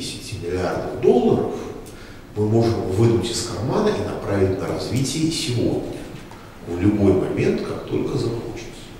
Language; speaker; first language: Russian; native; Russian